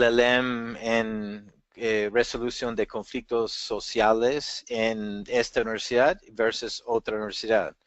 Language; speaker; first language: Spanish; non-native, fluent; English